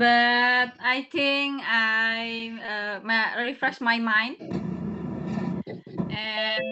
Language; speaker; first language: English; non-native, learner; Indonesian